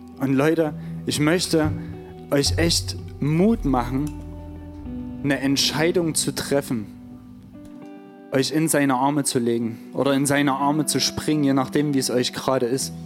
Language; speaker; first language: German; native; German